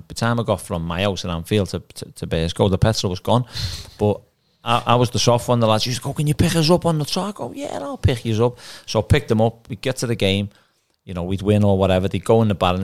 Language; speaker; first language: English; native; English